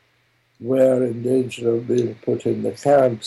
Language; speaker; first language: English; non-native, fluent; German